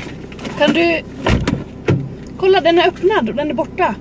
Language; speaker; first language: Swedish; native; Swedish